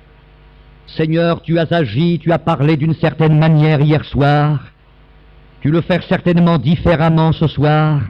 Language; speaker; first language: French; native; French